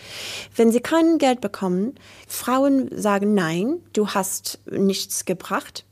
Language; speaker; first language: German; non-native, learner; English